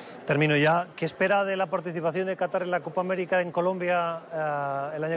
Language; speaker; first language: Spanish; native; Spanish